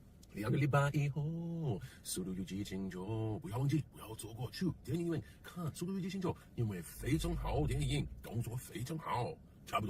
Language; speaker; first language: Chinese; non-native, learner; English